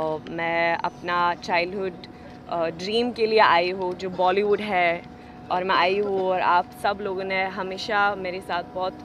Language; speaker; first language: Hindi; non-native, fluent; Swedish